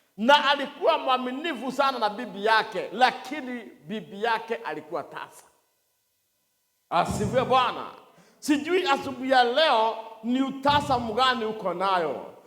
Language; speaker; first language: Swahili; non-native, local second language; Kikuyu